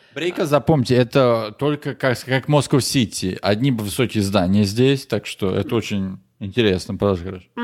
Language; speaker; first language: Russian; native; Russian